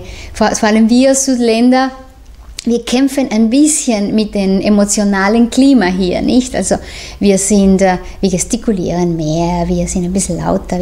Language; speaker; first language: German; non-native, fluent; Spanish